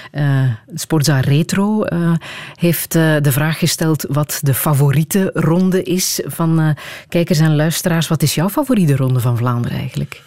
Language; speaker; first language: Dutch; native; Dutch